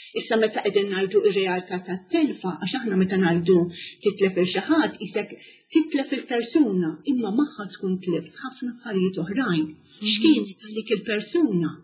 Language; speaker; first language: Maltese; native; Maltese